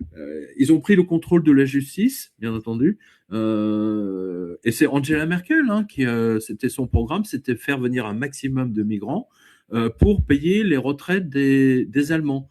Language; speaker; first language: French; native; French